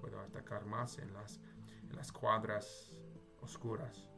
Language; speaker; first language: Spanish; non-native, learner; English